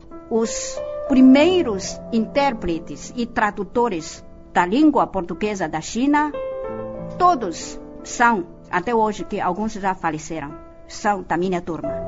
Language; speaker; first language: Portuguese; non-native, fluent; Chinese